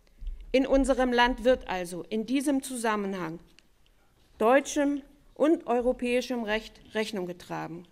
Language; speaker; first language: German; native; German